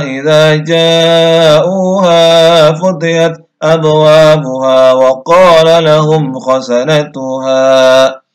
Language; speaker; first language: Arabic; non-native, learner; Indonesian